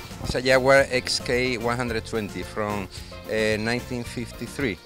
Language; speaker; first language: English; non-native, learner; Spanish